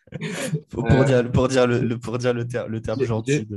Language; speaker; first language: French; native; French